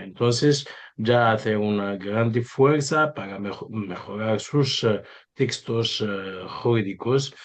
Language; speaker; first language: Spanish; non-native, learner; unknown